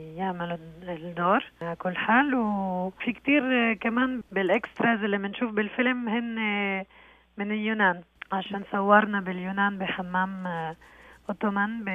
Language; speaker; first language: Arabic; early bilingual, heritage; Arabic